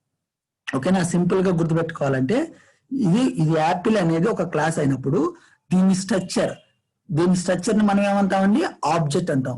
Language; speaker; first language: Telugu; native; Telugu